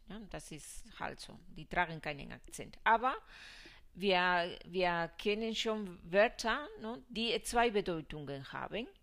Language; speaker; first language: German; non-native, fluent; Spanish